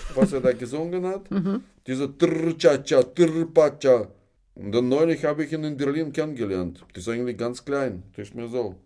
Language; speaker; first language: German; non-native, fluent; Russian